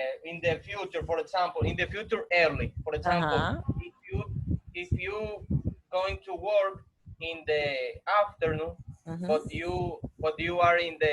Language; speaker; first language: English; non-native, learner; Spanish